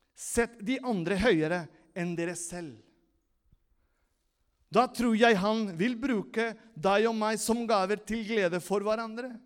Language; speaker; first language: Norwegian; non-native, fluent; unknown